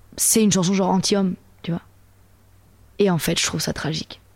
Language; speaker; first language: French; native; French